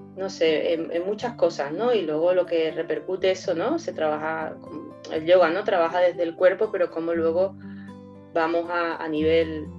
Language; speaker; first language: Spanish; native; Spanish